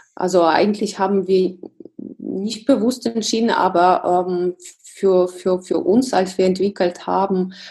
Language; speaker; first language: German; non-native, fluent; Russian